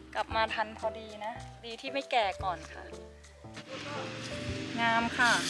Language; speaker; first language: Thai; native; Thai